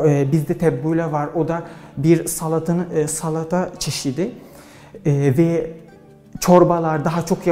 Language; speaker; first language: Turkish; non-native, fluent; Arabic